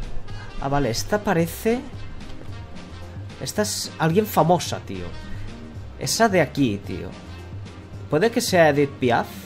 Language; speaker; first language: Spanish; native; Spanish